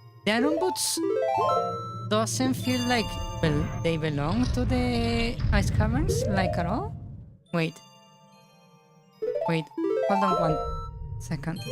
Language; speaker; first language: English; non-native, fluent; Spanish